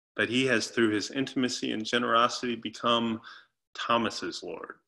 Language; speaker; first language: English; native; English